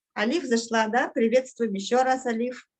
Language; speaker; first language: Russian; native; Russian